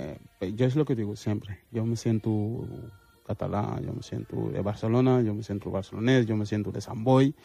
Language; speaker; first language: Catalan; early bilingual, other home language; Wolof